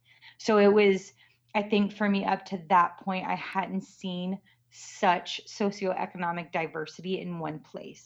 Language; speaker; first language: English; native; English